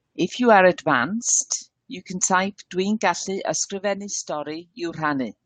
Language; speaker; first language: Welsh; non-native, learner; English